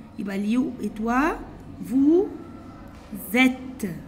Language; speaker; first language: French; non-native, fluent; Arabic